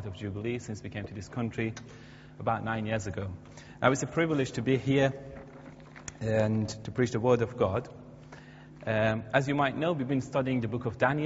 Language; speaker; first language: English; non-native, fluent; Persian